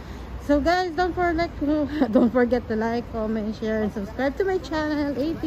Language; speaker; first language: English; non-native, local second language; Filipino